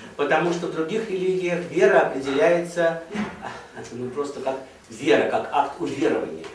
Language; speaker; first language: Russian; native; Russian